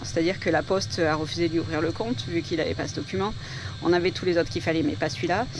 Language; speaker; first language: French; native; French